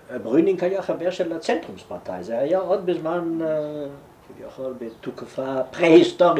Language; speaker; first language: Hebrew; non-native, fluent; German